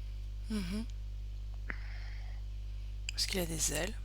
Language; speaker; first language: French; native; French